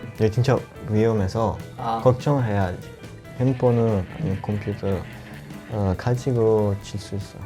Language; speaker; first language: Korean; non-native, learner; Italian